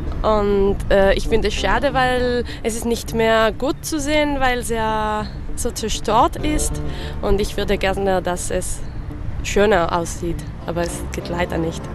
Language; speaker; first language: German; non-native, learner; French